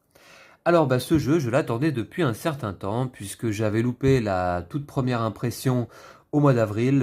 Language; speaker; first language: French; native; French